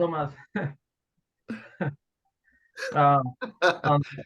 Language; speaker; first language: English; non-native, learner; Spanish